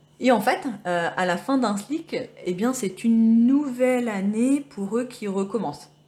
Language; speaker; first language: French; native; French